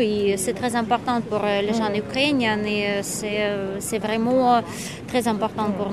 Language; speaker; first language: French; non-native, learner; Russian